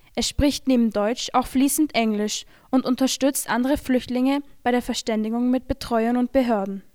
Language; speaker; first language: German; native; German